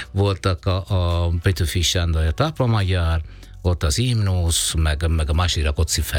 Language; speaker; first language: Hungarian; non-native, fluent; Italian